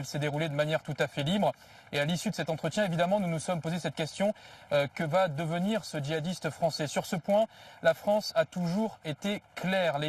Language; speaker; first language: French; native; French